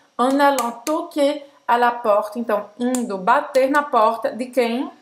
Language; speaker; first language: Portuguese; native; Portuguese